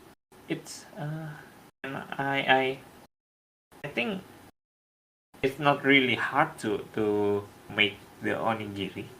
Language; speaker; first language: English; non-native, learner; Indonesian